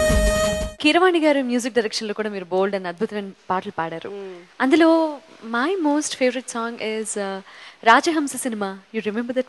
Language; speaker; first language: Telugu; native; Telugu